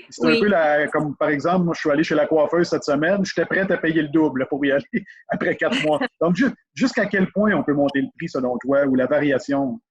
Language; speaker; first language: French; native; French